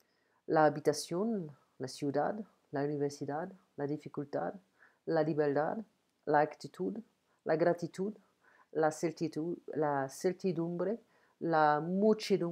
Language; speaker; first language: Spanish; non-native, learner; French